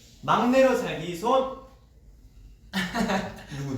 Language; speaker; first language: Korean; native; Korean